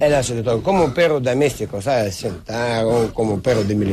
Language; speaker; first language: Spanish; non-native, learner; Russian